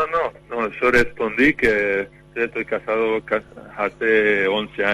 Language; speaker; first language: Spanish; non-native, fluent; Hungarian